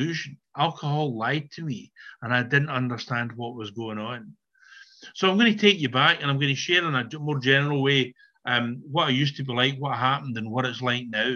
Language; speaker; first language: English; native; English